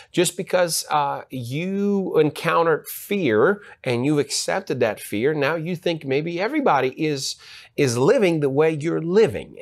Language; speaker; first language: English; non-native, fluent; Ukrainian